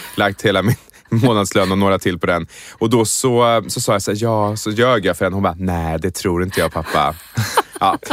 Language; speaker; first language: Swedish; native; Swedish